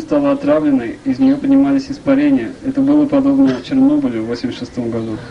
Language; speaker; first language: Russian; native; Russian